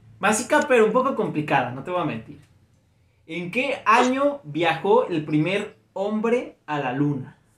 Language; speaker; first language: Spanish; native; Spanish